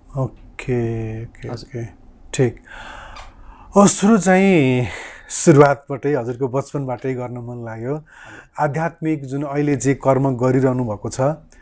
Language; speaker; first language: Nepali; native; Nepali